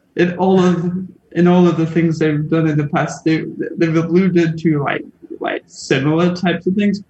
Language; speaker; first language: English; native; English